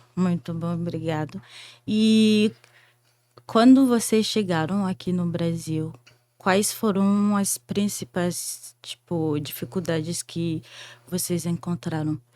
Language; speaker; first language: Portuguese; non-native, fluent; Haitian Creole